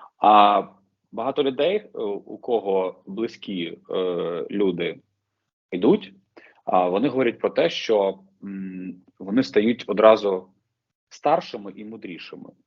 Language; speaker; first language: Ukrainian; native; Ukrainian